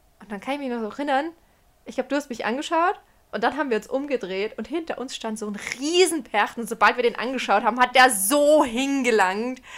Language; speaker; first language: German; early bilingual, other home language; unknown